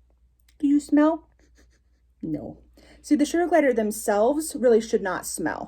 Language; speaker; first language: English; native; English